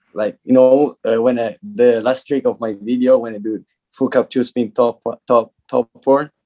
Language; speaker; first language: English; non-native, learner; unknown